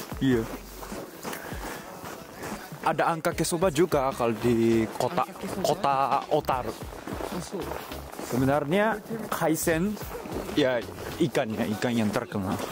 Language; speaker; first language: Indonesian; non-native, fluent; Japanese